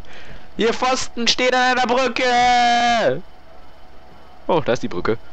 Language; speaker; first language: German; native; German